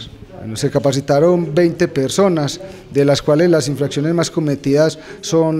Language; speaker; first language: Spanish; native; Spanish